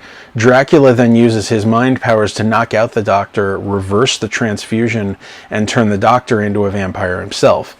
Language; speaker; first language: English; native; English